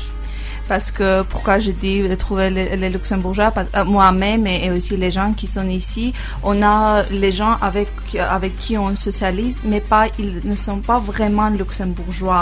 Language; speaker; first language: French; non-native, learner; Armenian